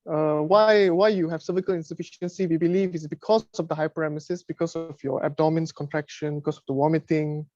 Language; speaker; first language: English; non-native, local second language; Chinese